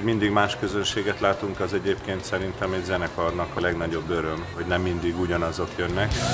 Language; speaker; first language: Hungarian; native; Hungarian